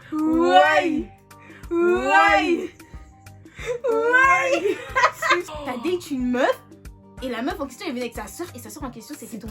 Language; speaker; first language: French; native; French